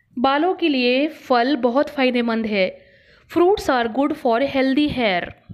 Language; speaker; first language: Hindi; non-native, local second language; Kannada